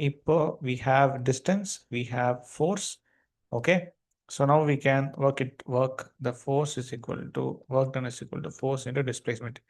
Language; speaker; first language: English; non-native, local second language; Tamil